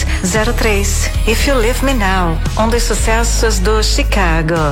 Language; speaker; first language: Portuguese; native; Portuguese